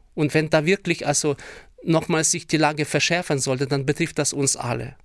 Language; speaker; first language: German; non-native, fluent; Ukrainian